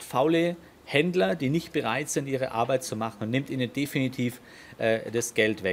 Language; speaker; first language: German; native; German